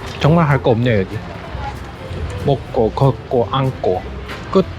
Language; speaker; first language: Korean; native; Korean